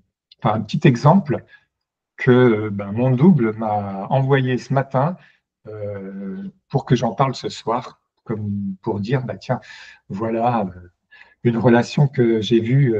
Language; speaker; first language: French; native; French